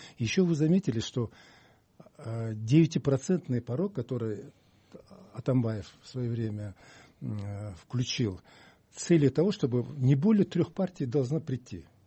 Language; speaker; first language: Russian; non-native, local second language; Kyrgyz